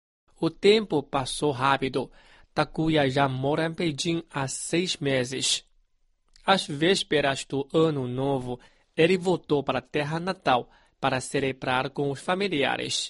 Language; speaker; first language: Portuguese; non-native, fluent; Chinese